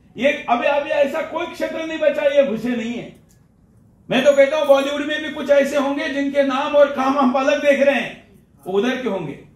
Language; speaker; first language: Hindi; non-native, local second language; Marathi